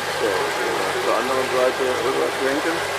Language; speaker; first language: German; native; German